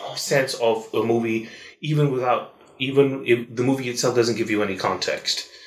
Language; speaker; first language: English; non-native, local second language; Malay